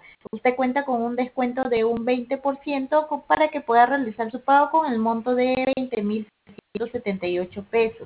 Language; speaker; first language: Spanish; native; Spanish